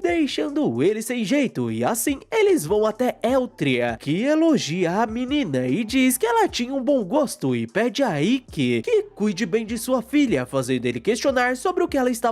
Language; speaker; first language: Portuguese; native; Portuguese